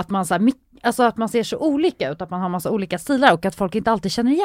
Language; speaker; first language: Swedish; native; Swedish